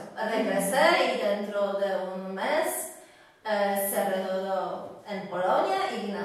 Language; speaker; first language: Spanish; non-native, fluent; Polish